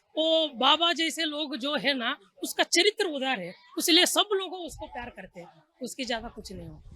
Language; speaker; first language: Hindi; non-native, local second language; Kannada